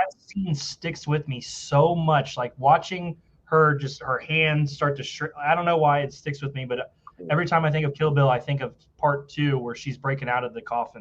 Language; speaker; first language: English; native; English